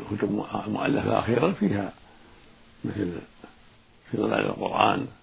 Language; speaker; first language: Arabic; native; Arabic